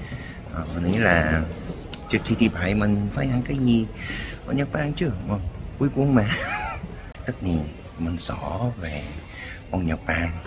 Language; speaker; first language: Vietnamese; non-native, learner; Korean